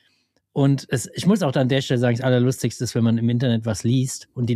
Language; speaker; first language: German; native; German